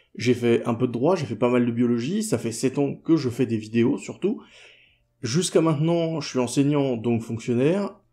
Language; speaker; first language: French; native; French